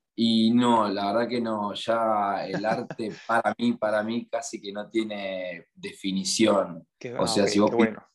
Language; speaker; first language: Spanish; native; Spanish